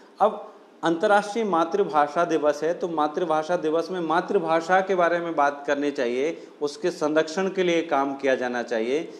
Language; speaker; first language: Hindi; non-native, local second language; Rajasthani